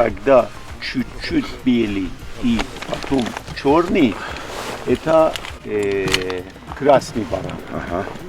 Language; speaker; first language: Russian; non-native, learner; Persian